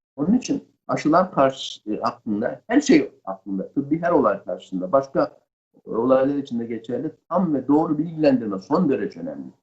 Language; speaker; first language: Turkish; native; Turkish